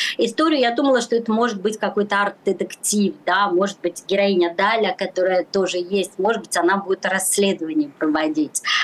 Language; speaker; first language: Russian; native; Russian